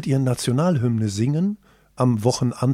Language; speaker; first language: German; early bilingual, other home language; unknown